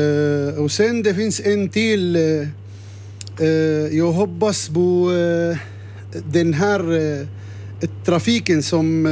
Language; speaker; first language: Swedish; non-native, learner; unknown